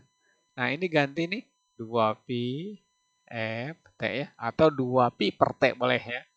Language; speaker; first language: Indonesian; native; Indonesian